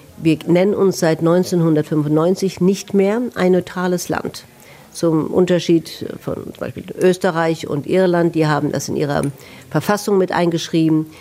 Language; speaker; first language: German; native; German